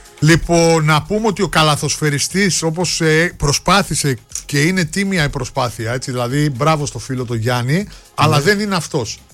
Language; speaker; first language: Greek; native; Greek